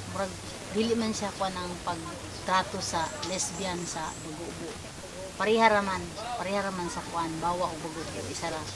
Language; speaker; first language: Cebuano; non-native, local second language; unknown